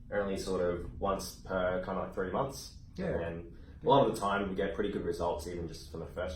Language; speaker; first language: English; native; English